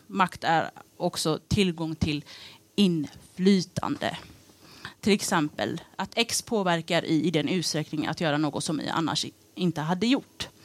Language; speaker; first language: Swedish; early bilingual, other home language; Tigrinya